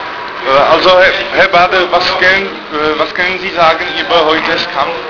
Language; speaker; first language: German; non-native, learner; Czech